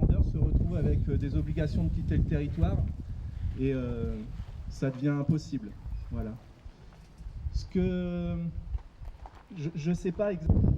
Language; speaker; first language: French; native; French